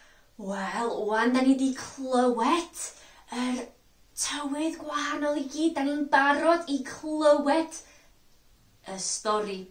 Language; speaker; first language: Welsh; native; Welsh